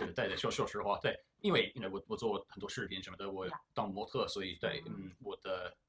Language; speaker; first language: Chinese; early bilingual, heritage; English